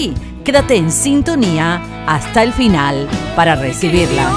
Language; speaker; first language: Spanish; native; Spanish